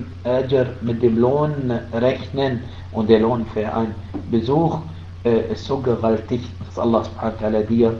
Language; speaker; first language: German; non-native, fluent; Arabic